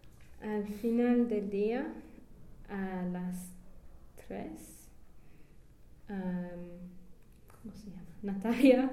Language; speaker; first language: Spanish; non-native, learner; English